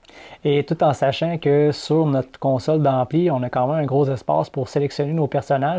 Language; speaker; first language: French; native; French